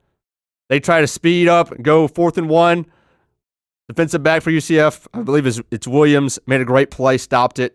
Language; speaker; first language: English; native; English